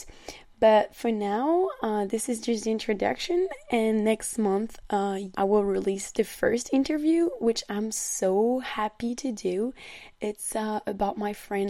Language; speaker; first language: English; non-native, fluent; French